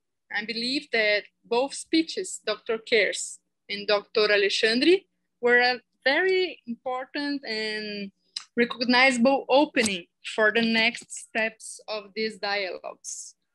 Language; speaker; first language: English; non-native, fluent; Portuguese